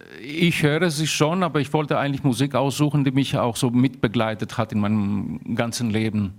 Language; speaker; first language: German; early bilingual, heritage; German